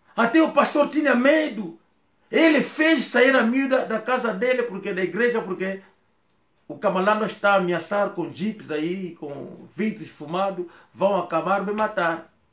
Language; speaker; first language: Portuguese; non-native, local second language; Kongo